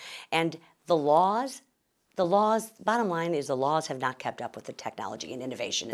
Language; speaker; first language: English; native; English